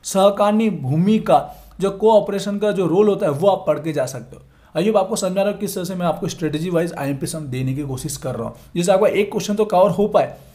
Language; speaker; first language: Hindi; non-native, local second language; Gujarati